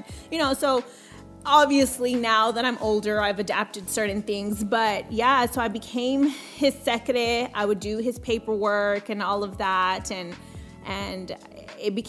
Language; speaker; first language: English; early bilingual, other home language; Spanish